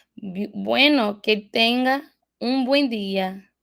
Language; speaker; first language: Spanish; non-native, learner; English